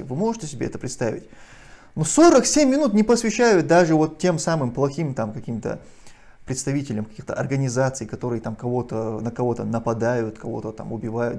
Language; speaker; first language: Russian; non-native, local second language; Chechen